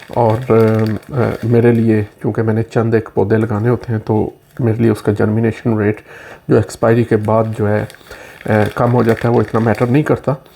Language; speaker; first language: Urdu; non-native, local second language; Punjabi